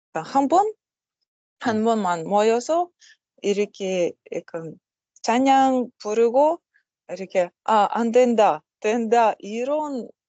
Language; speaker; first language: Korean; non-native, learner; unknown